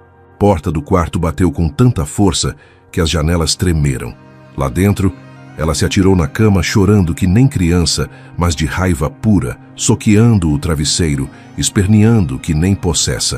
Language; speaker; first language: Portuguese; native; Portuguese